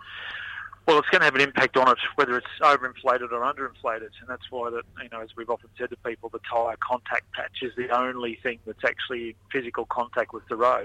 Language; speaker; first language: English; native; English